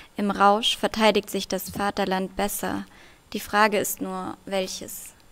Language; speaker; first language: German; early bilingual, other home language; Russian